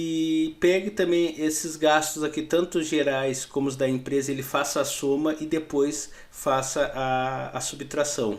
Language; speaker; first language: Portuguese; native; Portuguese